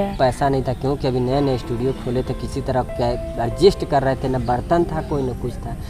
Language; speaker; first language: Hindi; native; Hindi